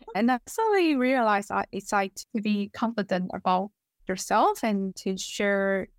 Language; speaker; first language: English; non-native, fluent; Chinese